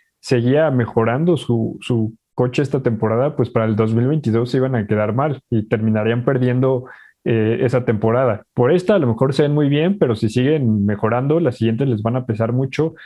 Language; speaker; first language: Spanish; native; Spanish